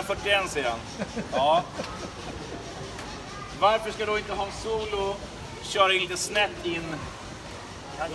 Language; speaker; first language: Swedish; native; Swedish